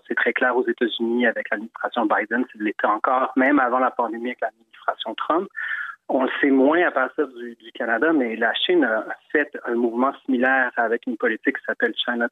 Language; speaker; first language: French; native; French